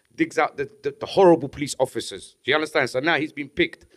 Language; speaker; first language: English; native; English